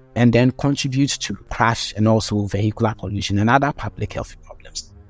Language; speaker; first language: English; non-native, local second language; Akan